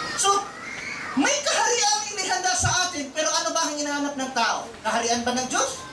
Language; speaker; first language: Filipino; non-native, local second language; Cebuano